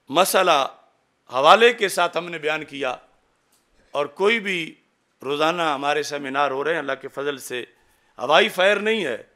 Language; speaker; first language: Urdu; non-native, local second language; Punjabi